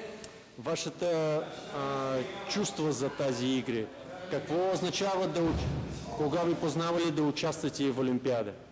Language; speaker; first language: Bulgarian; non-native, learner; Russian